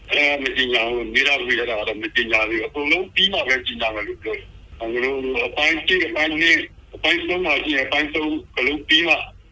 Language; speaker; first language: Burmese; non-native, local second language; Karen languages